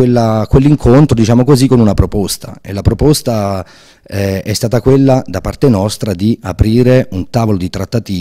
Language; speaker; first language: Italian; native; Italian